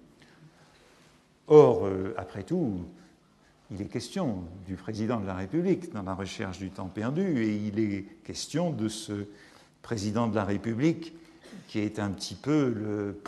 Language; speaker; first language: French; native; French